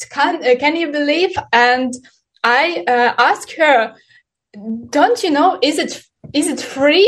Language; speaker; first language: English; non-native, fluent; Ukrainian